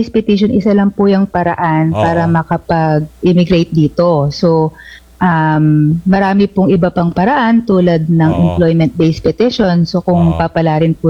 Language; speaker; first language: Filipino; native; Filipino